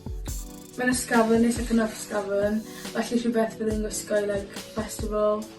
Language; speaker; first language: Welsh; non-native, local second language; English